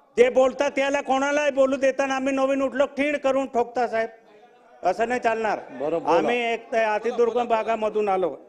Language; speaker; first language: Marathi; non-native, local second language; Bhili